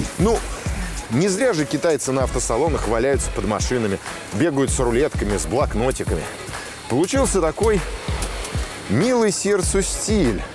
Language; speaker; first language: Russian; native; Russian